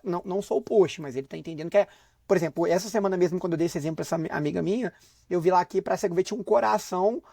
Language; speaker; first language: Portuguese; native; Portuguese